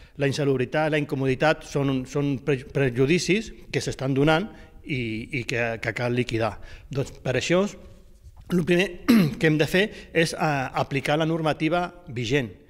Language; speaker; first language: Catalan; native; Catalan